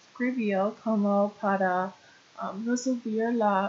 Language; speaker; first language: Spanish; non-native, learner; English